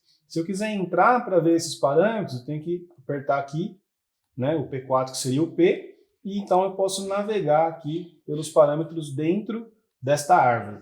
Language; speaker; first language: Portuguese; native; Portuguese